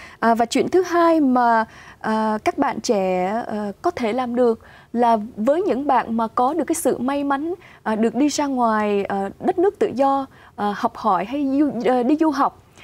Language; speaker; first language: Vietnamese; early bilingual, heritage; Vietnamese